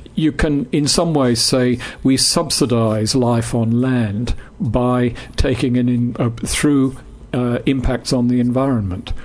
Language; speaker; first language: English; native; English